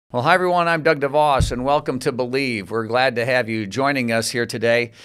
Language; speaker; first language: English; native; English